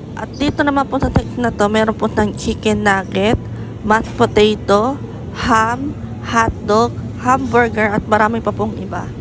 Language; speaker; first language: Filipino; native; Filipino